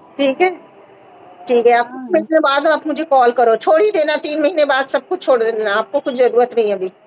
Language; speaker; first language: Hindi; native; Hindi